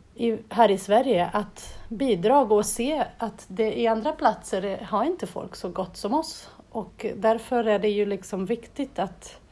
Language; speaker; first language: Swedish; non-native, fluent; Portuguese